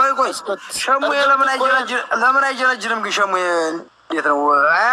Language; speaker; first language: Arabic; non-native, learner; Amharic